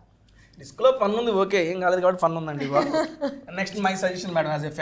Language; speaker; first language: Telugu; native; Telugu